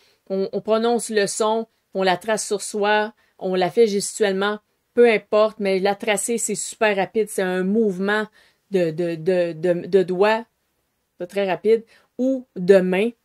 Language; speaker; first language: French; native; French